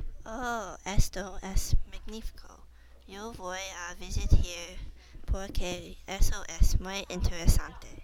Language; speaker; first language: Spanish; non-native, learner; English